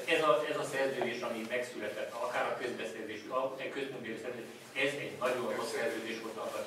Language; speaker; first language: Hungarian; native; Hungarian